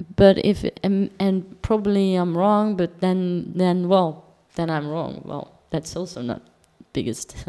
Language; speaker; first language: English; non-native, fluent; Dutch